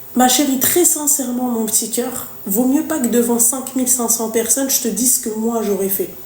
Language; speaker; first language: French; native; French